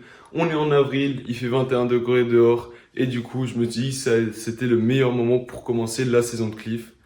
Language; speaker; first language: French; native; French